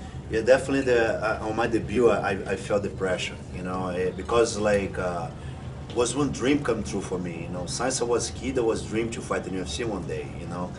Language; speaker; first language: English; non-native, fluent; Portuguese